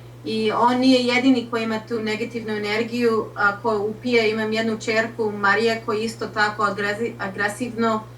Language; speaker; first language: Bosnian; early bilingual, heritage; Serbian